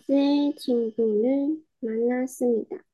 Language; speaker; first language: Korean; non-native, learner; Chinese